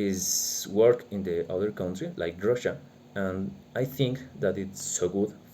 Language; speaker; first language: English; non-native, learner; Spanish